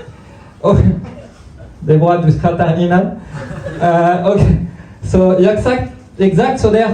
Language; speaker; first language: Swedish; non-native, fluent; French